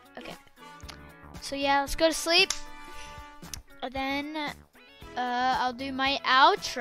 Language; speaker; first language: English; native; English